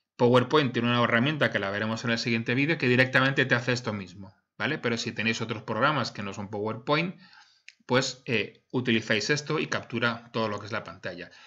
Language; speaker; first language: Spanish; native; Spanish